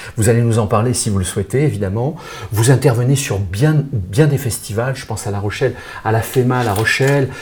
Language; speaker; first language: French; native; French